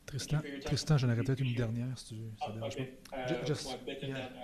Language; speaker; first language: French; native; French